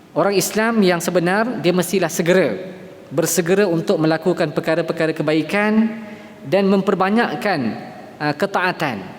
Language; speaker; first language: Malay; native; Malay